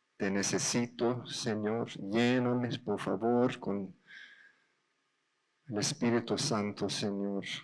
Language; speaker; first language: Spanish; non-native, learner; English